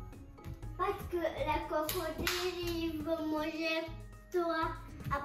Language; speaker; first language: French; early bilingual, other home language; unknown